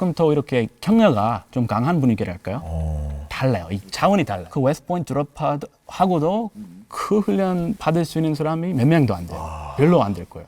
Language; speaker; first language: Korean; non-native, fluent; English